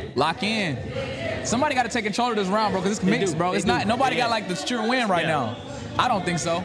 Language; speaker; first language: English; native; English